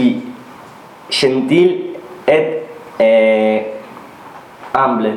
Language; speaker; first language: French; non-native, learner; Spanish